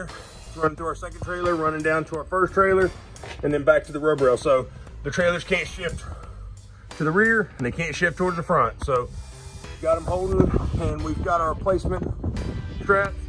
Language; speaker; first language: English; native; English